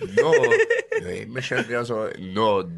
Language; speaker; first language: Italian; non-native, learner; English